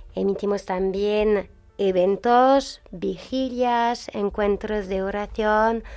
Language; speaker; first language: Spanish; non-native, fluent; French